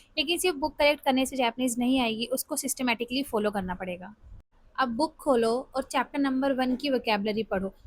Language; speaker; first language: Hindi; native; Hindi